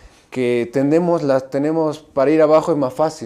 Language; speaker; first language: Spanish; native; Spanish